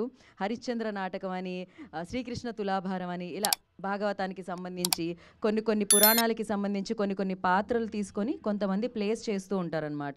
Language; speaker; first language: Telugu; native; Telugu